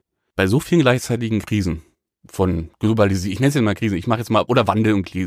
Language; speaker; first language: German; native; German